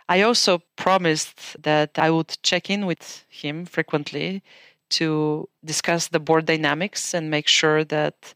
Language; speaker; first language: English; non-native, fluent; Bulgarian